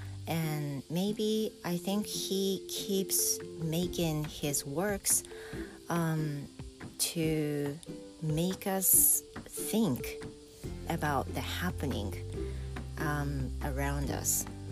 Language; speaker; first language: English; non-native, fluent; Japanese